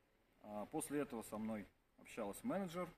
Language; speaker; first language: Russian; native; Russian